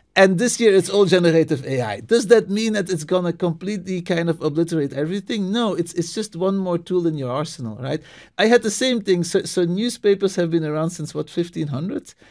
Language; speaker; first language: English; non-native, fluent; Dutch